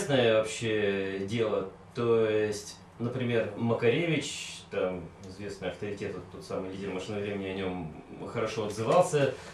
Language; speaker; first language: Russian; native; Russian